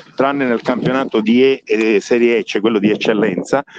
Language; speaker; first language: Italian; native; Italian